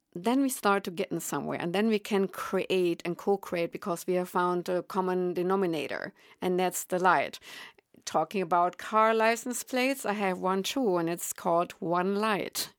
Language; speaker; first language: English; non-native, fluent; German